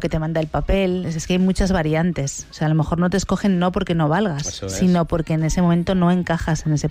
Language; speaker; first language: Spanish; native; Spanish